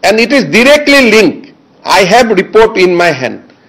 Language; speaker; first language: English; non-native, local second language; Assamese